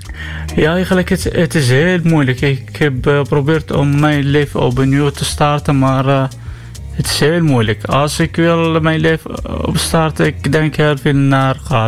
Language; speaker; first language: Dutch; non-native, learner; Arabic